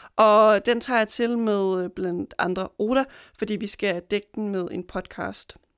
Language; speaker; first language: Danish; native; Danish